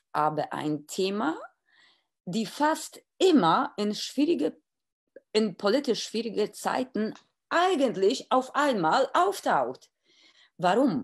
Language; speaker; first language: German; non-native, fluent; Polish